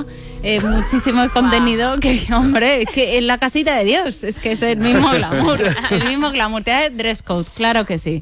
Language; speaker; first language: Spanish; native; Spanish